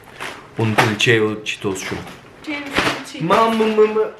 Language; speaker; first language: Albanian; non-native, learner; Turkish